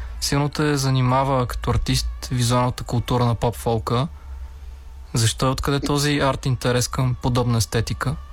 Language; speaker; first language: Bulgarian; native; Bulgarian